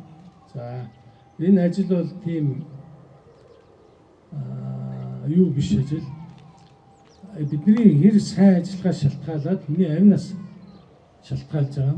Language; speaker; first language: Mongolian; native; Mongolian